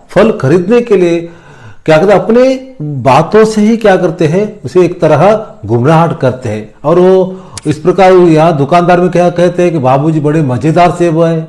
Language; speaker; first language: Hindi; non-native, local second language; Kannada